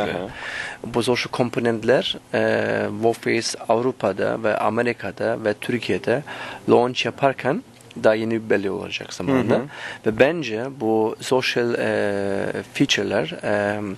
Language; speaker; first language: Turkish; early bilingual, heritage; Turkish